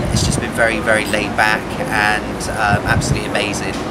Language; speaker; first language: English; native; English